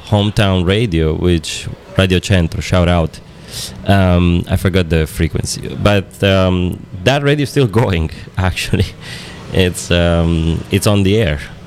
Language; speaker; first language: English; non-native, fluent; Italian